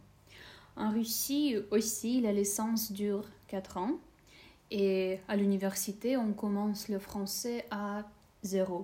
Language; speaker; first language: French; non-native, fluent; Russian